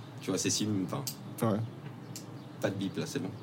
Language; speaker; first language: French; native; French